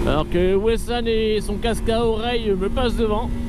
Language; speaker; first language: French; native; French